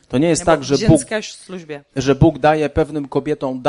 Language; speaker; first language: Polish; native; Polish